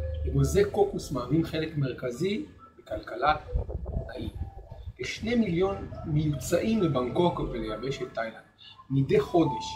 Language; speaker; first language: Hebrew; native; Hebrew